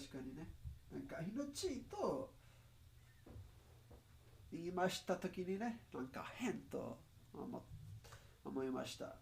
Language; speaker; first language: Japanese; non-native, learner; Spanish